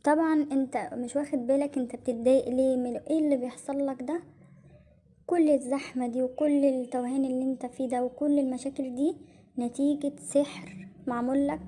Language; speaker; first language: Arabic; native; Arabic